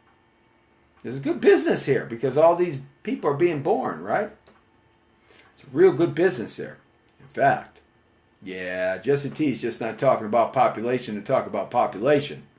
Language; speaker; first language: English; native; English